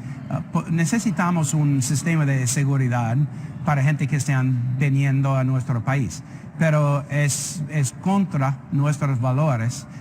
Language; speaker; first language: Spanish; non-native, fluent; English